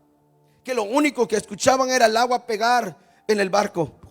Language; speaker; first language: Spanish; native; Spanish